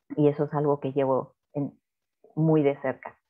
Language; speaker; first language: Spanish; native; Spanish